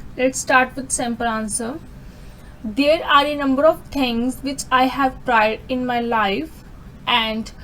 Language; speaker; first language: English; non-native, local second language; Punjabi